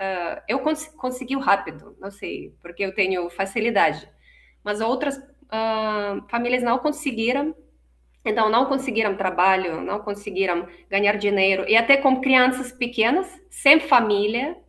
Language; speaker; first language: Portuguese; non-native, fluent; Russian